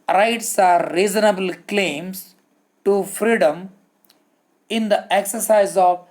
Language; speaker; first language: English; non-native, local second language; Kannada